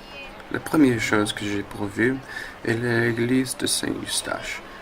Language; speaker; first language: French; non-native, learner; English